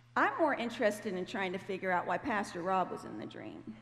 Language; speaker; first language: English; native; English